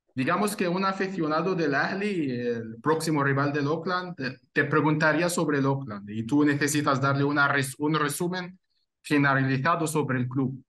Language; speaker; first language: Spanish; non-native, fluent; Arabic